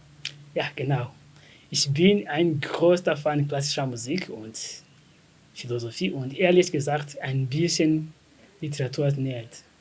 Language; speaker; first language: German; non-native, fluent; Kinyarwanda